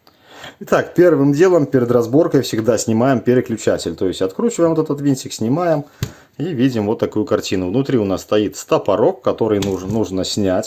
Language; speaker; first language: Russian; native; Russian